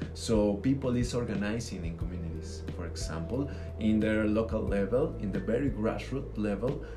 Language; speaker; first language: English; non-native, fluent; Spanish